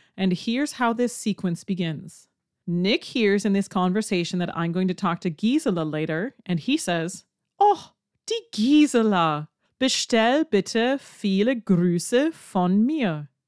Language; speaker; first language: English; native; English